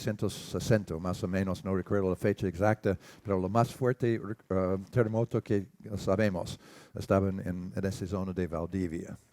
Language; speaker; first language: Spanish; non-native, learner; English